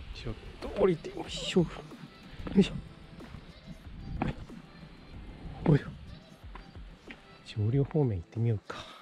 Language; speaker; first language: Japanese; native; Japanese